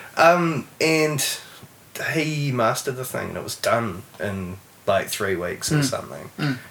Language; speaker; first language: English; native; English